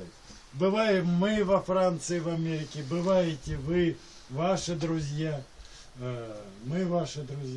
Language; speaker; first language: Russian; native; Russian